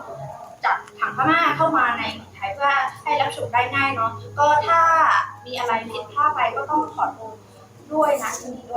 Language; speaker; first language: Thai; non-native, fluent; Burmese